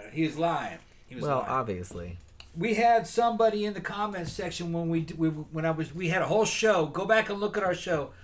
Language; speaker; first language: English; native; English